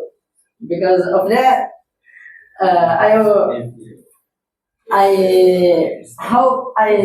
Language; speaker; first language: English; non-native, learner; Indonesian